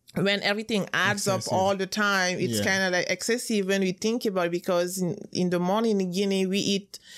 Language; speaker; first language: English; non-native, fluent; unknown